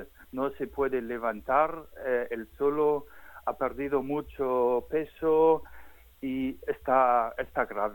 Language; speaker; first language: Spanish; non-native, fluent; German